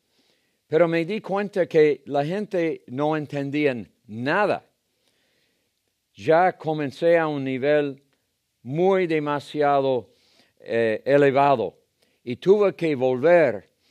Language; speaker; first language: Spanish; non-native, fluent; English